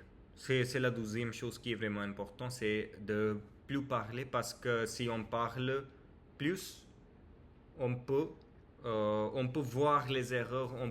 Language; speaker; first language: French; non-native, learner; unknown